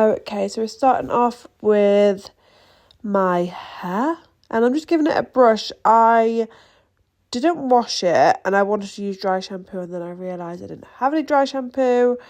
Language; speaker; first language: English; native; English